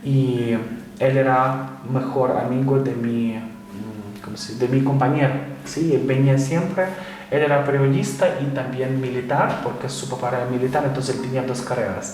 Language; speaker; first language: Spanish; non-native, fluent; Ukrainian